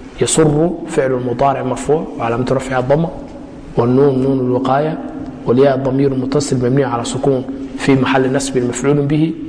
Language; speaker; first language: Arabic; non-native, fluent; Somali